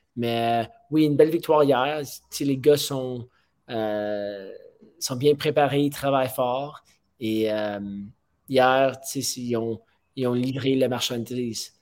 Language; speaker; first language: French; non-native, fluent; English